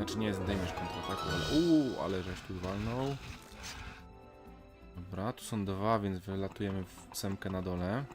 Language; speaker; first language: Polish; native; Polish